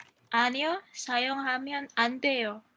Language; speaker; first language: Korean; non-native, learner; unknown